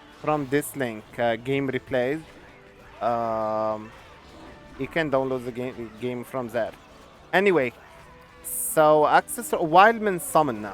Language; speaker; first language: English; non-native, fluent; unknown